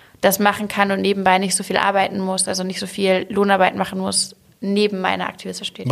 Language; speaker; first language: German; native; German